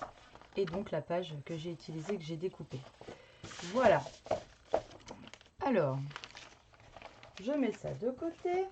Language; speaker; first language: French; native; French